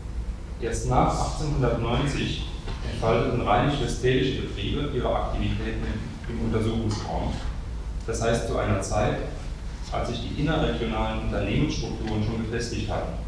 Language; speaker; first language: German; native; German